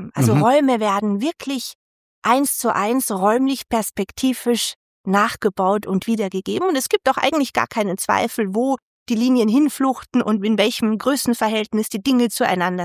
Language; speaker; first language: German; native; German